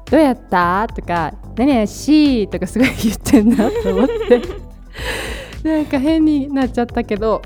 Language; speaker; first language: Japanese; native; Japanese